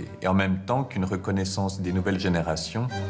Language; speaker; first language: French; native; French